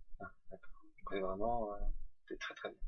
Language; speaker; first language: French; native; French